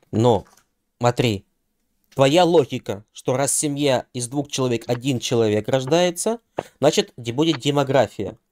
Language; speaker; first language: Russian; non-native, local second language; Ukrainian